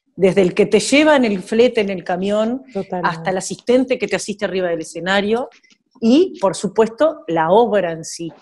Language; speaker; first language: Spanish; native; Spanish